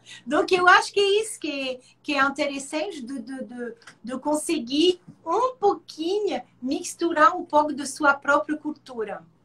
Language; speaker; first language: Portuguese; non-native, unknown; French